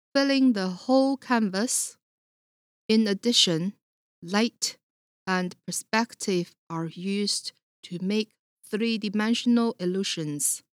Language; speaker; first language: English; non-native, fluent; Chinese